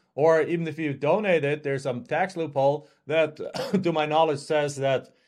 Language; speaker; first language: English; non-native, fluent; German